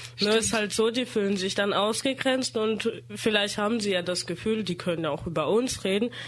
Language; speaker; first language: German; early bilingual, other home language; Russian